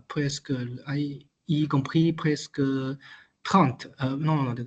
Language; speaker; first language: French; non-native, learner; Chinese